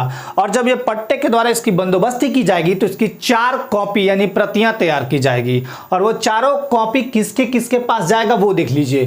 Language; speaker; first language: Hindi; native; Hindi